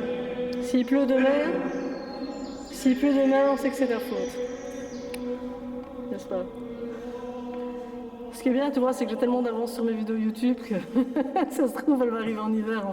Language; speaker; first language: French; native; French